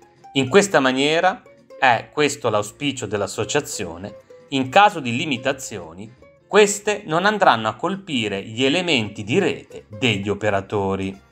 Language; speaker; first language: Italian; native; Italian